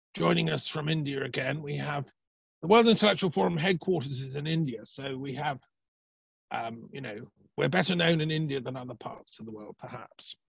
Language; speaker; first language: English; native; English